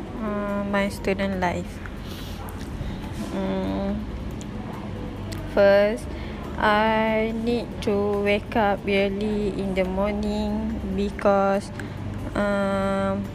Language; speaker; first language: English; non-native, learner; Malay